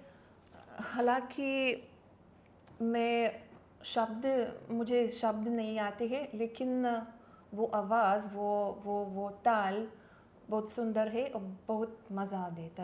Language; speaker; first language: Hindi; non-native, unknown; Lithuanian